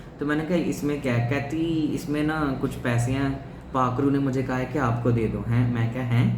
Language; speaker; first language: Urdu; non-native, local second language; Punjabi